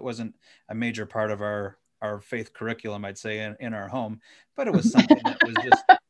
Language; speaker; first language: English; native; English